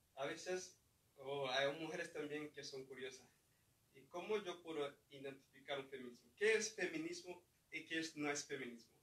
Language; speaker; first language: Spanish; non-native, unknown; Haitian Creole